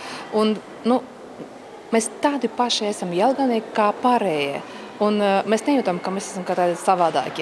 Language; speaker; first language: Latvian; non-native, local second language; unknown